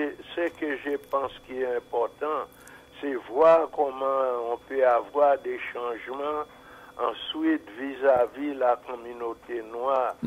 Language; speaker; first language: French; non-native, fluent; English